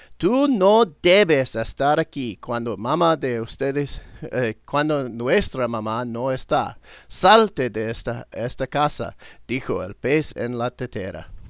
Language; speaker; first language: Spanish; non-native, learner; English